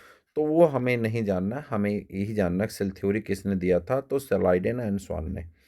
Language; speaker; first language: Hindi; native; Hindi